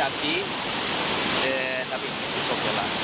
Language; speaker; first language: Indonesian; non-native, learner; English